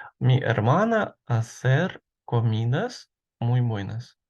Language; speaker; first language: Spanish; non-native, fluent; Ukrainian